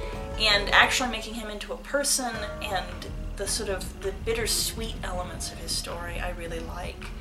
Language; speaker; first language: English; native; English